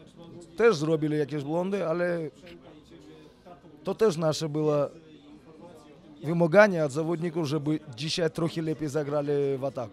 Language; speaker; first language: Polish; non-native, fluent; Russian